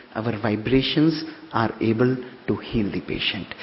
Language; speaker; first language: English; non-native, local second language; Hindi